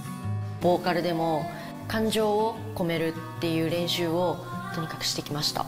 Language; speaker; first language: Japanese; native; Japanese